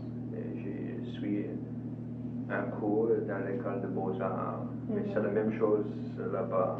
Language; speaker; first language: French; non-native, local second language; English